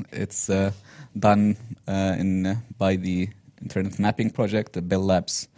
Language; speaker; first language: English; non-native, fluent; Arabic